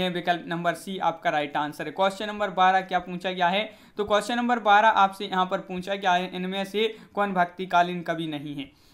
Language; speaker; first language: Hindi; native; Hindi